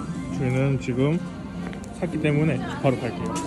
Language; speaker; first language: Korean; native; Korean